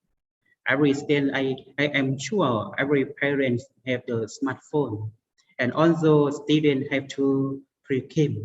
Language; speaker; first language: English; non-native, learner; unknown